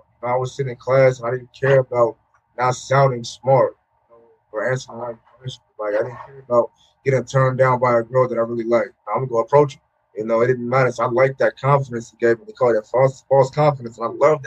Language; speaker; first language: English; native; English